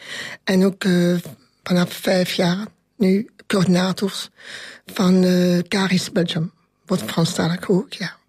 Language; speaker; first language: Dutch; non-native, local second language; French